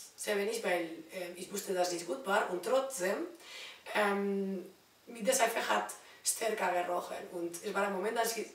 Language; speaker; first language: German; non-native, learner; Spanish